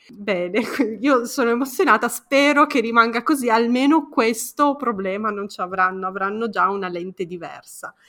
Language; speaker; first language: Italian; early bilingual, other home language; Romanian